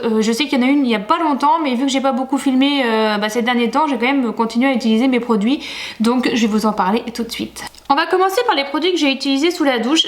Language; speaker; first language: French; native; French